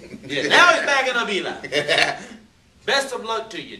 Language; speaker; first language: English; native; English